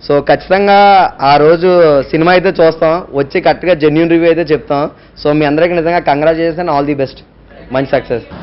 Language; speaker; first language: Telugu; native; Telugu